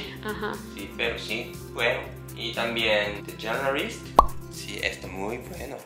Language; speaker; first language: Spanish; non-native, learner; Japanese